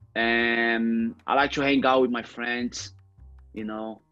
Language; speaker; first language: English; non-native, learner; Portuguese